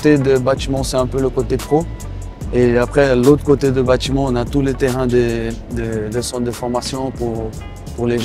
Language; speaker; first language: French; non-native, fluent; Portuguese